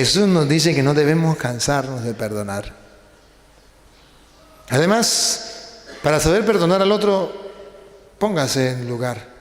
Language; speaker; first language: Spanish; native; Spanish